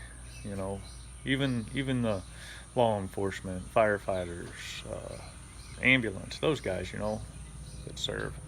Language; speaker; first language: English; native; English